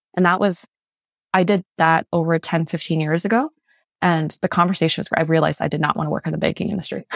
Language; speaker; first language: English; non-native, fluent; Chinese